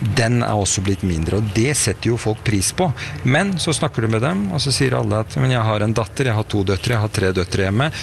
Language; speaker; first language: Norwegian; early bilingual, other home language; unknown